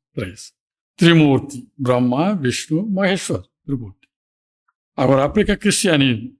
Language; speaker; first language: Portuguese; non-native, fluent; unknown